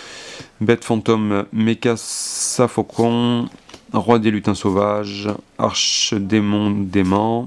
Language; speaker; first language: French; native; French